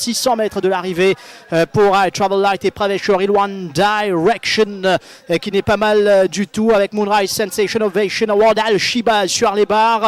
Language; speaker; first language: French; non-native, local second language; Morisyen